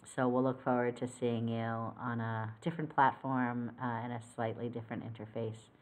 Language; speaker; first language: English; native; English